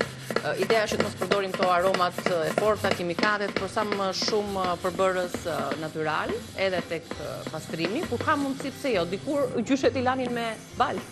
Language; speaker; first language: Albanian; native; Albanian